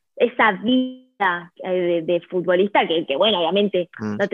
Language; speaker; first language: Spanish; native; Spanish